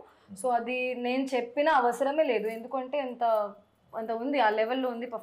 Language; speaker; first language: Telugu; non-native, fluent; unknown